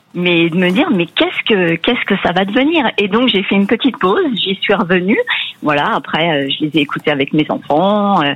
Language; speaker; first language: French; native; French